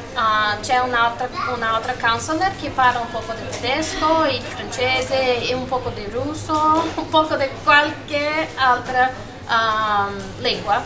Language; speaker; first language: Italian; non-native, learner; Spanish